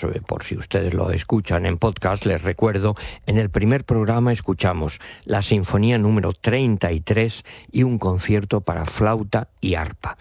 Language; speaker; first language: Spanish; native; Spanish